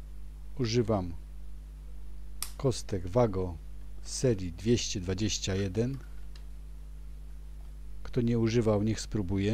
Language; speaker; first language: Polish; native; Polish